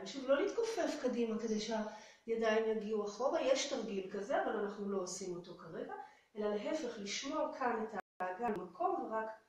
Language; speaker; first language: Hebrew; native; Hebrew